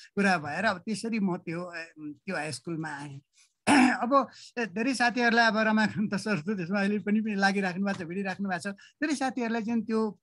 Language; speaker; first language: Nepali; native; Nepali